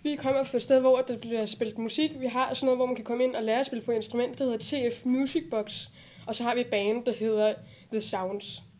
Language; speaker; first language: Danish; native; Danish